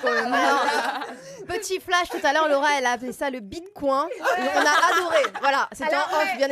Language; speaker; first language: French; native; French